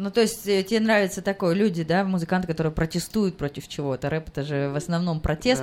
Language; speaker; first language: Russian; native; Russian